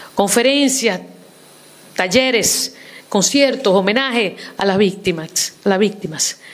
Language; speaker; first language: Spanish; early bilingual, heritage; Spanish